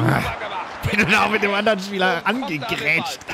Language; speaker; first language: German; native; German